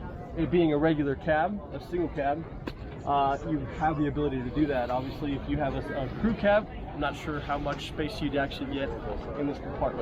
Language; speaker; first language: English; native; English